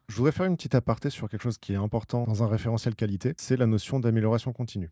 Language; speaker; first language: French; native; French